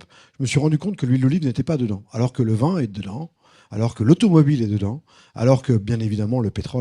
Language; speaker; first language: French; native; French